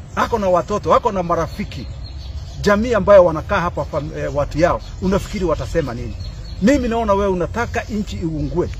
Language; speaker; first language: Swahili; non-native, local second language; Kikuyu